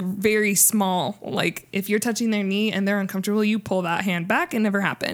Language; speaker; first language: English; native; English